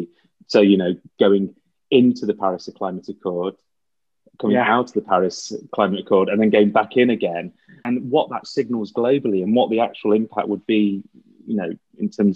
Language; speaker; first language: English; native; English